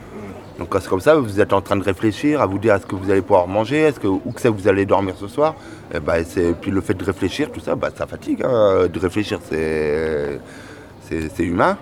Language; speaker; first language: French; native; French